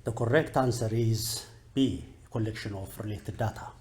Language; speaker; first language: English; non-native, local second language; Amharic